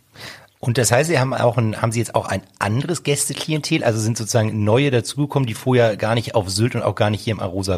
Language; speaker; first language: German; native; German